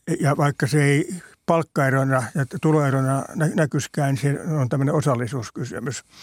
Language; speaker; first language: Finnish; native; Finnish